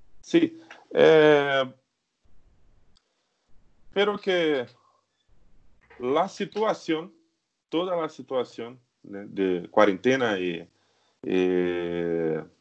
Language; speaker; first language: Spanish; non-native, learner; Portuguese